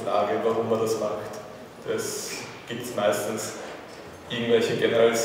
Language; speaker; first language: German; native; German